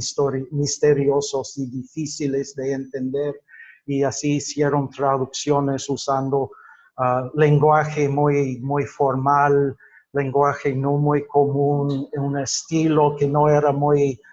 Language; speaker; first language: Spanish; non-native, fluent; English